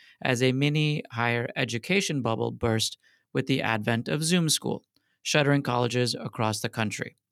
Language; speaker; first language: English; native; English